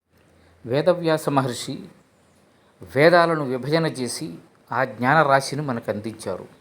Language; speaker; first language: Telugu; native; Telugu